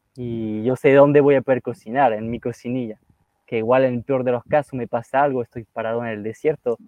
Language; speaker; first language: Spanish; non-native, fluent; French